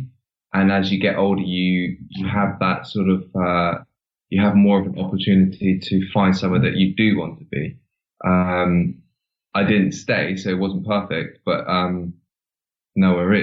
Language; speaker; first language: English; native; English